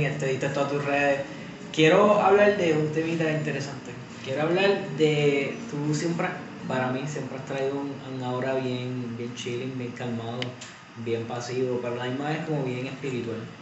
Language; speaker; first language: Spanish; native; Spanish